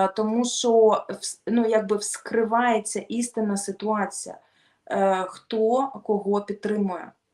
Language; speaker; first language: Ukrainian; non-native, local second language; Russian